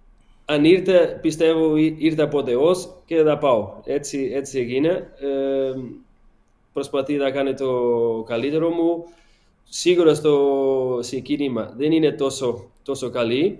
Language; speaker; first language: Greek; non-native, learner; Portuguese